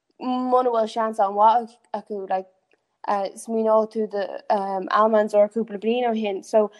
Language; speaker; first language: Irish; non-native, local second language; English